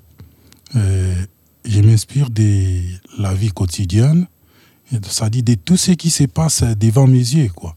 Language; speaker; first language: French; non-native, local second language; Lingala